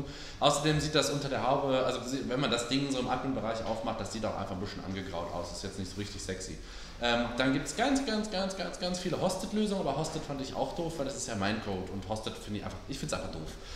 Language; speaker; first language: German; native; German